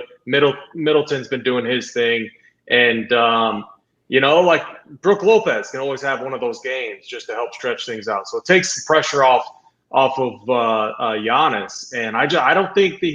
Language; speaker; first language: English; native; English